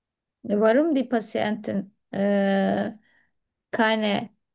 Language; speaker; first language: German; non-native, fluent; Turkish